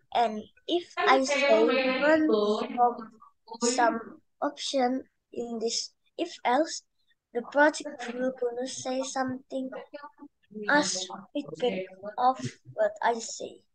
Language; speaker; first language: English; non-native, learner; Indonesian